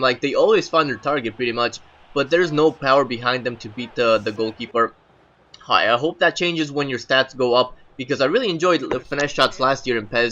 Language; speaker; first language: English; native; English